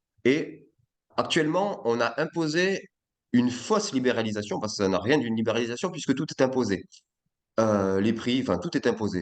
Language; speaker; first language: French; native; French